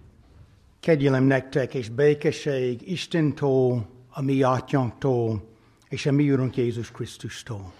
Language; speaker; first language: Hungarian; non-native, fluent; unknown